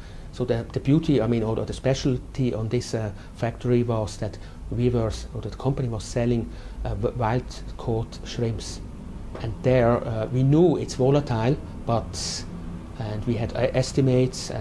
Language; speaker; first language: English; non-native, fluent; German